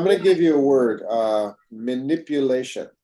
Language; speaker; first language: English; native; English